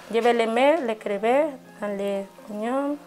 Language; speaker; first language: French; non-native, learner; Spanish